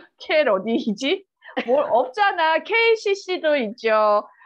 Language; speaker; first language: Korean; native; Korean